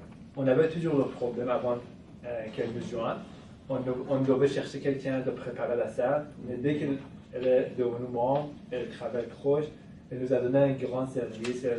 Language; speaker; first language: French; non-native, fluent; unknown